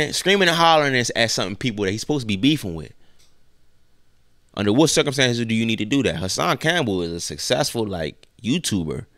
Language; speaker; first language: English; native; English